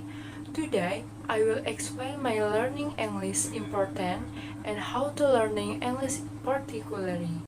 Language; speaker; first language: English; non-native, learner; Indonesian